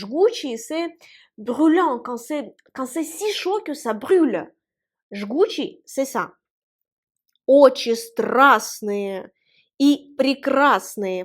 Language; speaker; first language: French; non-native, fluent; Russian